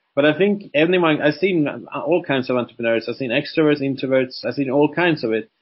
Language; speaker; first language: English; non-native, fluent; Swedish